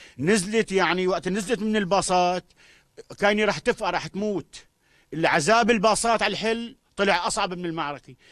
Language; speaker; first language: Arabic; native; Arabic